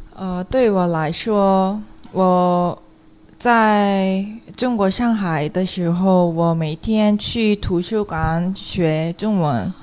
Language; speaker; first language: Chinese; non-native, local second language; Korean